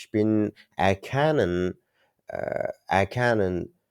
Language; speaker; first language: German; non-native, learner; Turkish